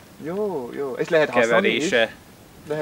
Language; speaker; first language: Hungarian; non-native, learner; English